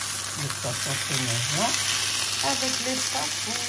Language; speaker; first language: French; non-native, local second language; Lingala